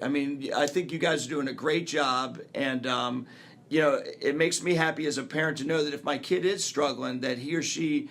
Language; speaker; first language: English; native; English